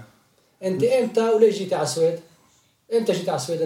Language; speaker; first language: Swedish; non-native, fluent; Arabic